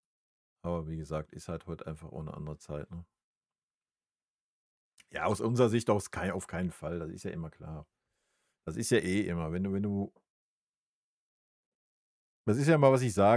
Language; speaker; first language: German; native; German